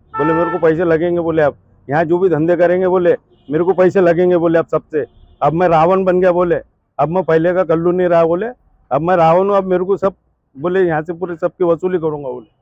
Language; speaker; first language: Hindi; native; Hindi